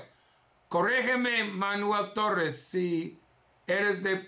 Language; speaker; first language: Spanish; early bilingual, heritage; English